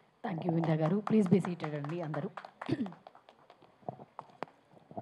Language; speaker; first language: Telugu; native; Telugu